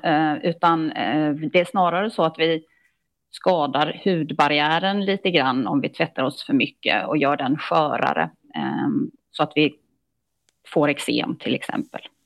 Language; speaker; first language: Swedish; native; Swedish